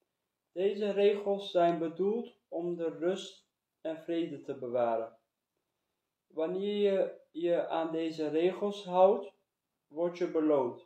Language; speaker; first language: Dutch; early bilingual, other home language; Turkish